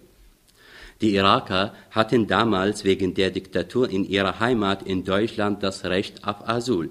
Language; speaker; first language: German; non-native, fluent; Arabic